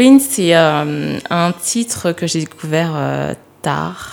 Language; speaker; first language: French; early bilingual, other home language; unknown